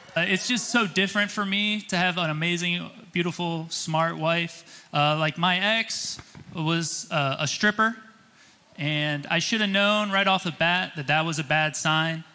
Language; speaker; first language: English; native; English